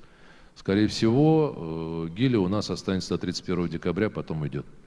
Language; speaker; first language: Russian; native; Russian